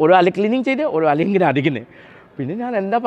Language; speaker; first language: Malayalam; non-native, fluent; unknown